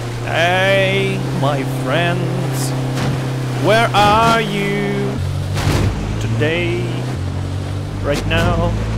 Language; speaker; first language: English; non-native, learner; Russian